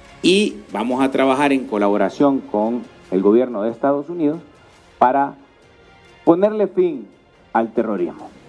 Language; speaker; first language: Spanish; native; Spanish